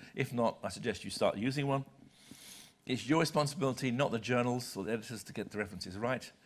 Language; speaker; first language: English; native; English